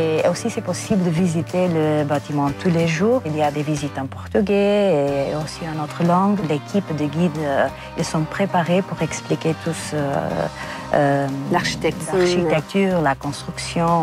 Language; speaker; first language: French; non-native, fluent; Portuguese